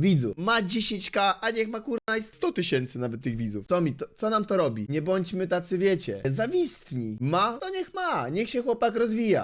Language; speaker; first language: Polish; native; Polish